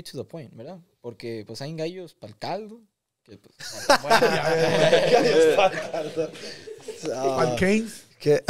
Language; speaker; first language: Spanish; early bilingual, heritage; Spanish